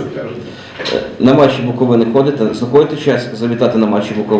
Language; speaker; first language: Ukrainian; native; Ukrainian